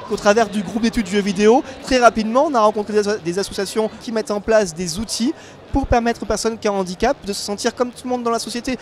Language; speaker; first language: French; native; French